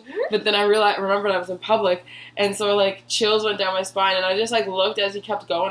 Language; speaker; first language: English; native; English